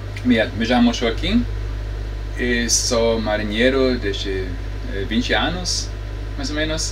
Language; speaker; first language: Portuguese; non-native, fluent; German